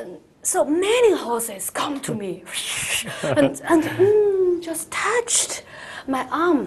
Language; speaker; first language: English; non-native, learner; Chinese